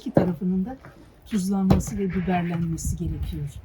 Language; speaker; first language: Turkish; native; Turkish